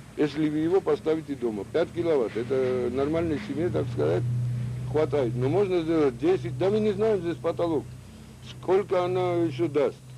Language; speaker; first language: Russian; non-native, local second language; Georgian